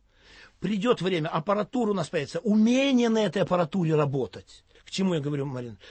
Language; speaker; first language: Russian; native; Russian